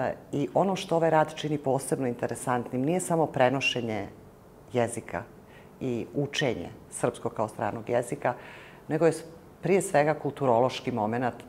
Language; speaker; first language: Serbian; non-native, fluent; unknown